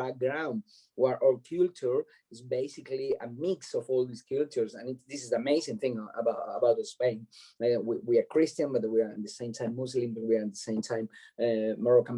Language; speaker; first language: English; non-native, fluent; Spanish